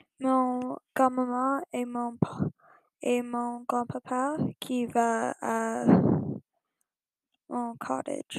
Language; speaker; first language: French; non-native, learner; English